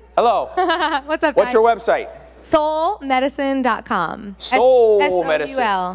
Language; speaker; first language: English; non-native, fluent; German